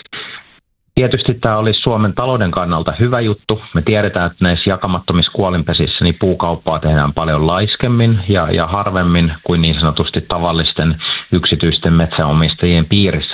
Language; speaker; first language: Finnish; native; Finnish